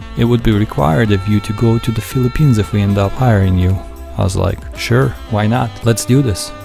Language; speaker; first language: English; non-native, fluent; Russian